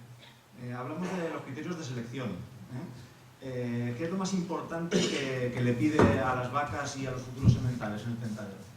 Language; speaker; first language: Spanish; native; Spanish